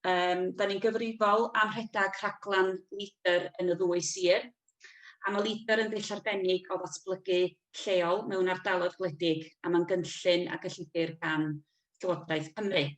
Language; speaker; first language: Welsh; native; Welsh